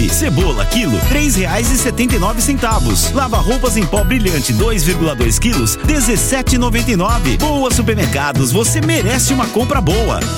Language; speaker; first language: Portuguese; native; Portuguese